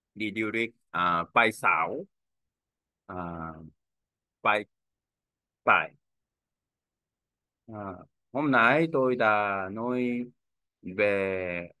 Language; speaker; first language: Vietnamese; non-native, learner; Korean